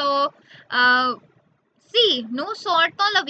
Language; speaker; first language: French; non-native, learner; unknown